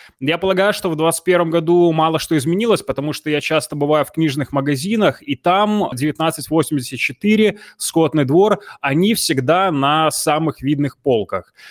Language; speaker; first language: Russian; non-native, local second language; Belarusian